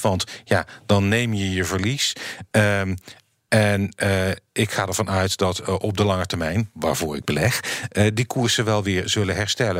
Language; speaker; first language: Dutch; native; Dutch